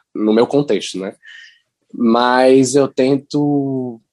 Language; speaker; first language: Portuguese; native; Portuguese